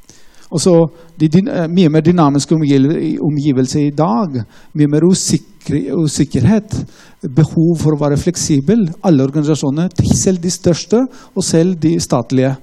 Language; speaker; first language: Norwegian; non-native, fluent; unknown